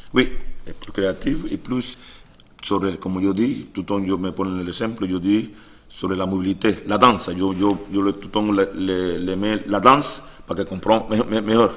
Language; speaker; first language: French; non-native, learner; Spanish